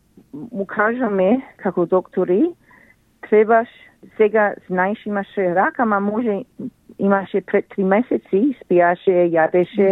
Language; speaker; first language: Macedonian; early bilingual, heritage; Macedonian